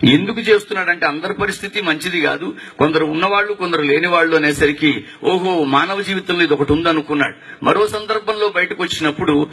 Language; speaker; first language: Telugu; non-native, local second language; Tamil